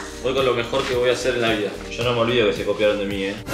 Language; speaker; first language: Spanish; native; Spanish